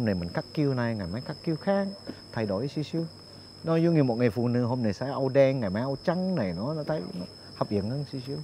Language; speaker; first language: Vietnamese; non-native, fluent; Malay